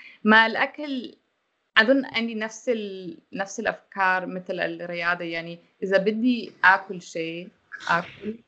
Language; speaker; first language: Arabic; non-native, learner; German